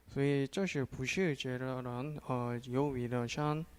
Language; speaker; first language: Chinese; non-native, learner; Korean